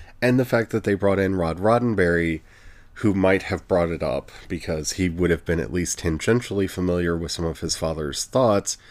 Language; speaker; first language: English; native; English